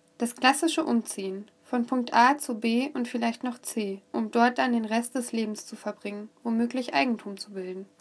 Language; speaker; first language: German; native; German